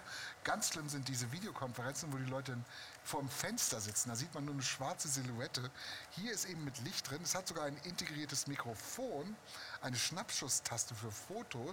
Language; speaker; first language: German; native; German